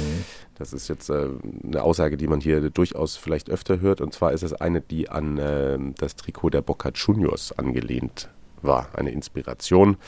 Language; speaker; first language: German; native; German